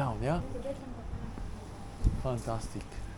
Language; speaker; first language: English; non-native, learner; Polish